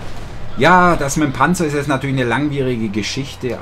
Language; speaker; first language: German; native; German